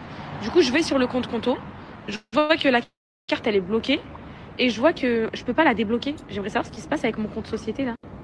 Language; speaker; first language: French; native; French